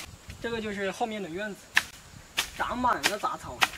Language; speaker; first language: Chinese; native; Chinese